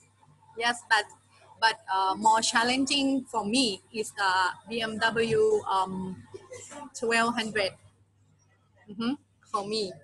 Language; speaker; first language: English; non-native, learner; Thai